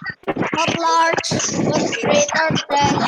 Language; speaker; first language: English; non-native, learner; Indonesian